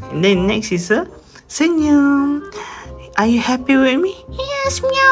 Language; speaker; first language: English; non-native, local second language; Malay